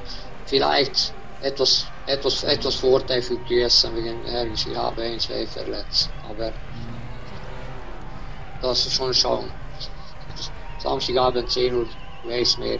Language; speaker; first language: German; non-native, learner; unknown